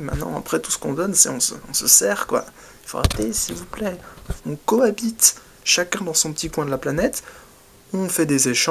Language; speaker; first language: French; native; French